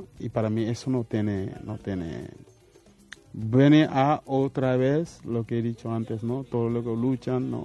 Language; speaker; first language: Spanish; non-native, fluent; Wolof